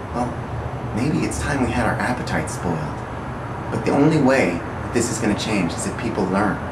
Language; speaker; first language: English; native; English